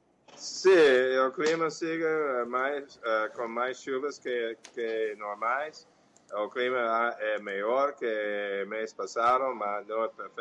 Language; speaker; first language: Portuguese; non-native, fluent; English